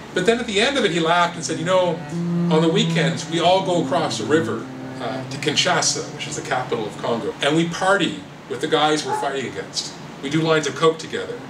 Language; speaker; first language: English; native; English